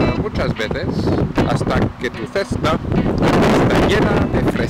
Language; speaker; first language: Spanish; non-native, learner; English